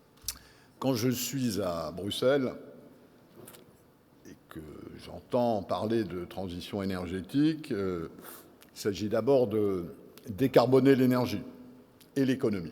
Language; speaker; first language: French; native; French